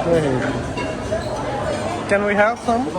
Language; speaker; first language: English; non-native, learner; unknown